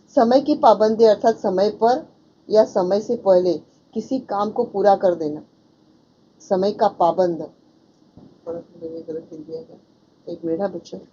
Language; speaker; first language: Hindi; non-native, local second language; Marathi